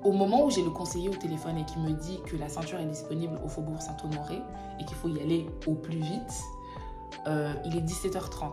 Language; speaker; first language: French; native; French